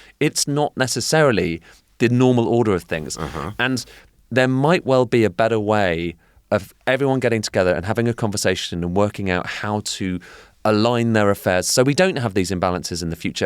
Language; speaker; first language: English; native; English